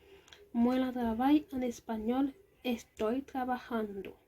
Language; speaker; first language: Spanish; non-native, local second language; Haitian Creole